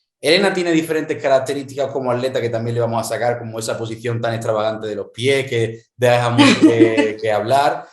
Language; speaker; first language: Spanish; native; Spanish